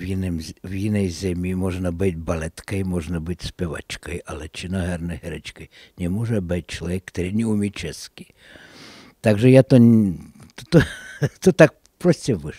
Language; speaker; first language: Czech; non-native, fluent; Russian